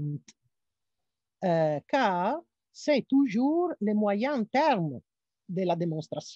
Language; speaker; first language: French; non-native, fluent; Italian